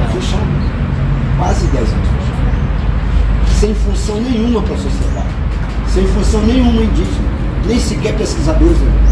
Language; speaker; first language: Portuguese; non-native, local second language; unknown